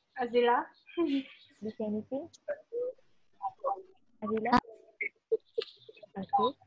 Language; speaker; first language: English; non-native, learner; Malay